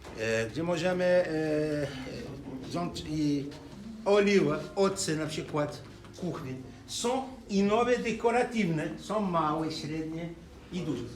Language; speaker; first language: Polish; non-native, learner; Arabic